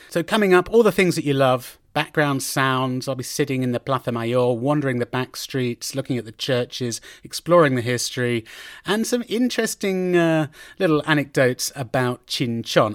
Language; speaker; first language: English; native; English